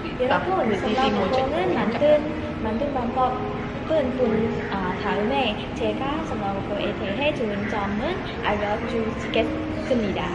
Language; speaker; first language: Korean; non-native, learner; Khmer